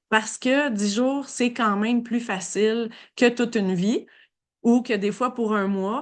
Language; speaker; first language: French; native; French